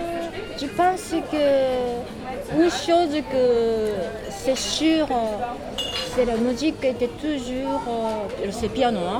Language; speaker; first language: French; non-native, learner; Japanese